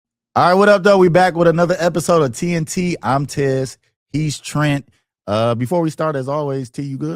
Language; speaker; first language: English; native; English